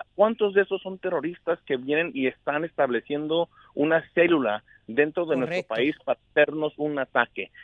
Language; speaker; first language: Spanish; early bilingual, heritage; Spanish